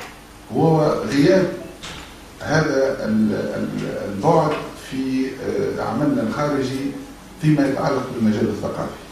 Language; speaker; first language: Arabic; native; Arabic